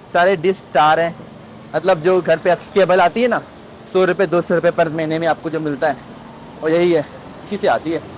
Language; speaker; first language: Hindi; native; Hindi